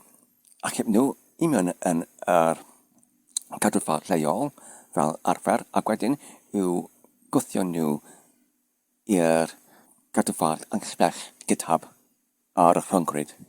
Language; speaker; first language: Welsh; non-native, fluent; English